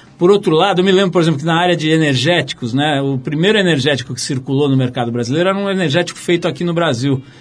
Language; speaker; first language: Portuguese; native; Portuguese